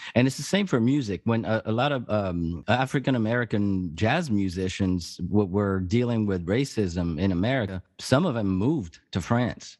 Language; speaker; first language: English; non-native, fluent; French